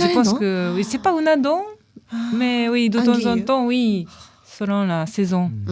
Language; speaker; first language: French; non-native, fluent; Japanese